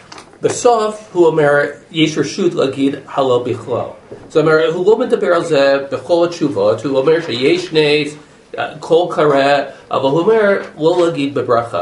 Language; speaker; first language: Hebrew; non-native, fluent; English